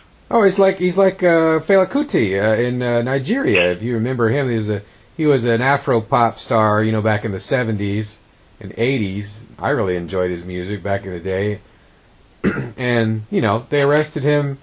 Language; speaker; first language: English; native; English